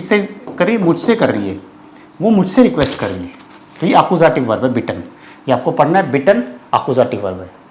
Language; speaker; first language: Hindi; native; Hindi